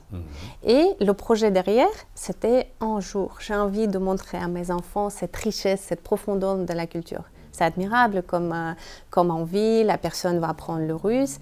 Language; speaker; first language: French; non-native, fluent; Russian